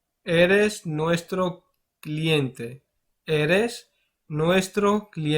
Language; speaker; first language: Spanish; non-native, fluent; Urdu